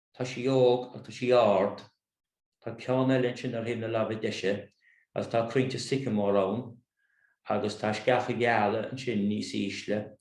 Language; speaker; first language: Irish; native; Irish